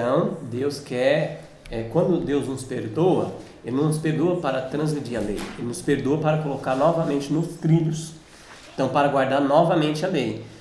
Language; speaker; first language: Portuguese; native; Portuguese